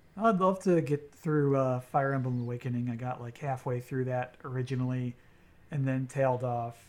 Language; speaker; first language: English; native; English